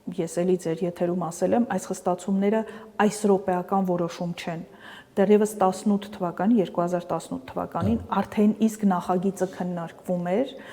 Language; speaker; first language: Armenian; native; Armenian